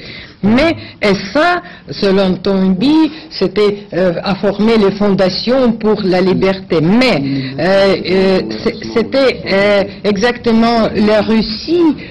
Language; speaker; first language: French; non-native, fluent; Russian